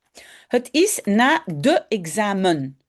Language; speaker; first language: Dutch; non-native, fluent; French